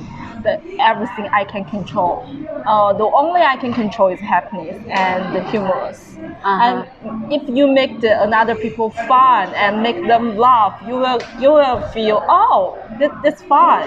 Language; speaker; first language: English; non-native, learner; Chinese